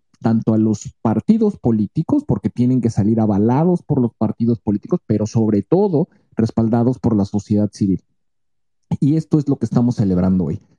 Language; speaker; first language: Spanish; native; Spanish